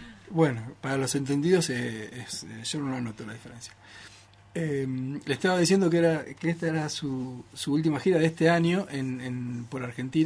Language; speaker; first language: Spanish; native; Spanish